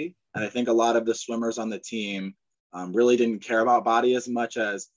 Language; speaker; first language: English; native; English